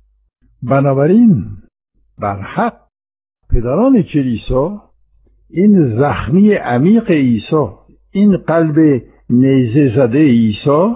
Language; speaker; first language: Persian; non-native, fluent; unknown